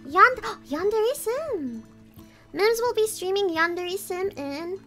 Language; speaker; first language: English; non-native, local second language; Filipino